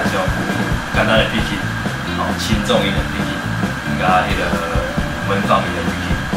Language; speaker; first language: Chinese; native; Chinese